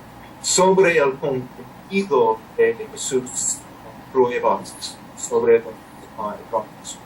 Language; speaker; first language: Spanish; non-native, learner; English